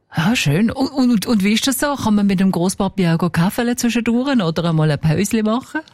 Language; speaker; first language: German; native; German